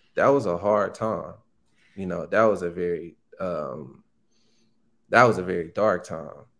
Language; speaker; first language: English; native; English